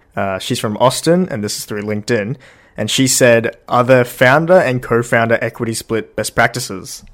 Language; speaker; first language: English; native; English